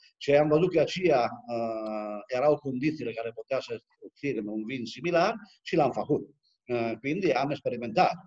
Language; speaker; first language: Romanian; non-native, fluent; Italian